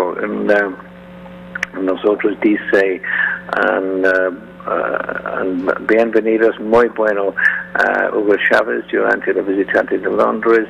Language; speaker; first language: Spanish; non-native, learner; English